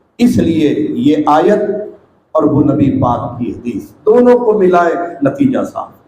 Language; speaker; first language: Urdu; non-native, local second language; Punjabi